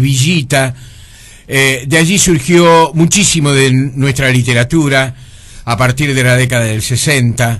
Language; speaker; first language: Spanish; native; Spanish